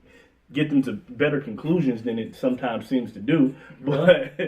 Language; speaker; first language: English; native; English